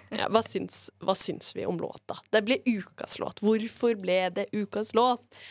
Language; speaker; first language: Norwegian; native; Norwegian